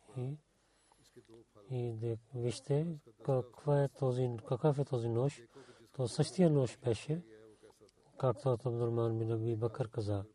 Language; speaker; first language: Bulgarian; non-native, learner; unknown